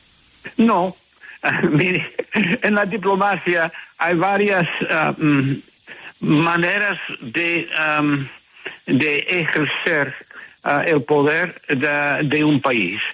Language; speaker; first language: Spanish; non-native, fluent; English